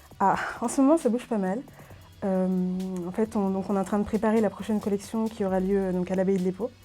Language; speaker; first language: French; early bilingual, other home language; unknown